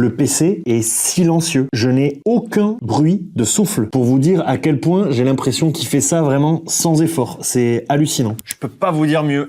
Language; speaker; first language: French; native; French